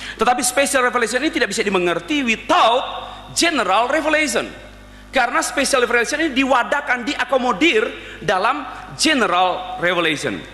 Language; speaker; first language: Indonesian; native; Indonesian